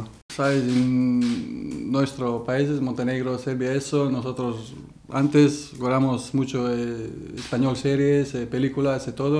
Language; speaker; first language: Spanish; non-native, learner; Serbian